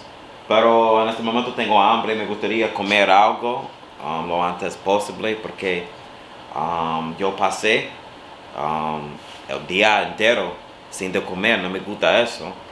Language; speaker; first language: Spanish; non-native, learner; English